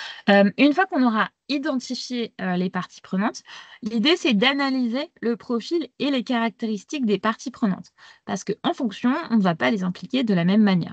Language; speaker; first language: French; native; French